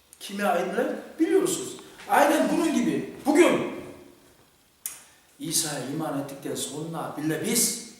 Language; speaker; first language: Turkish; non-native, fluent; Korean